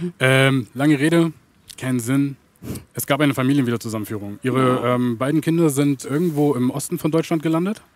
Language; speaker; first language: German; early bilingual, other home language; Arabic